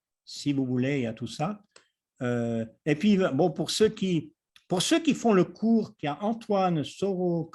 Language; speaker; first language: French; native; French